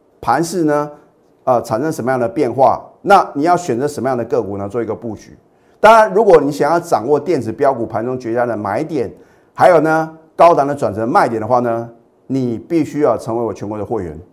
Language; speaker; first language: Chinese; native; Chinese